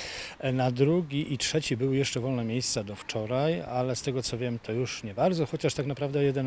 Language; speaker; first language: Polish; native; Polish